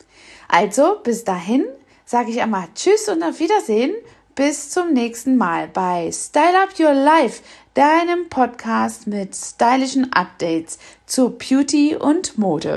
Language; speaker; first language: German; native; German